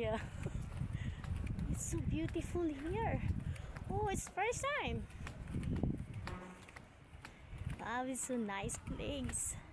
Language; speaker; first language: English; non-native, learner; Filipino